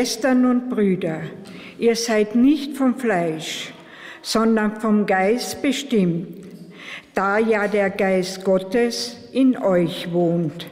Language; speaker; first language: German; native; German